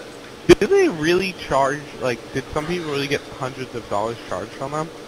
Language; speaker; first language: English; native; English